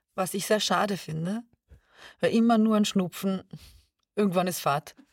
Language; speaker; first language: German; early bilingual, other home language; Serbian